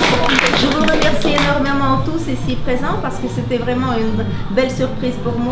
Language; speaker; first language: French; non-native, fluent; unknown